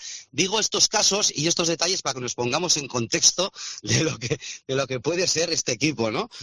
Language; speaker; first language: Spanish; native; Spanish